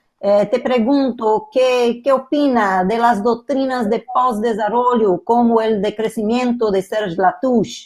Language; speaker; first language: Spanish; non-native, learner; Portuguese